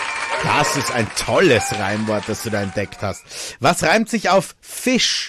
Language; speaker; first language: German; native; German